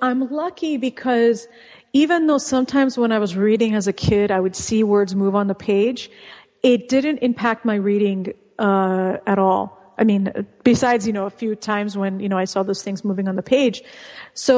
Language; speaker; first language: English; early bilingual, other home language; Russian